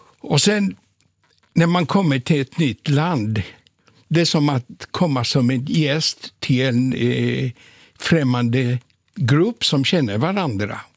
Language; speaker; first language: Swedish; non-native, fluent; Polish